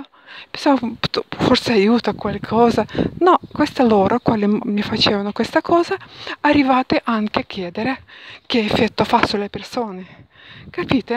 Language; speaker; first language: Italian; non-native, learner; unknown